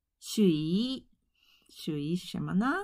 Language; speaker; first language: Chinese; non-native, fluent; Japanese